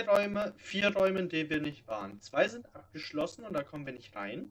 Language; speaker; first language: German; native; German